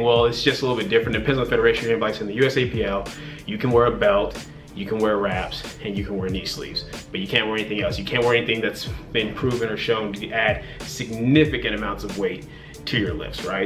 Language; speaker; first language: English; native; English